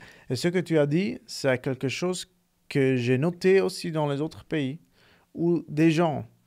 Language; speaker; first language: French; non-native, fluent; Italian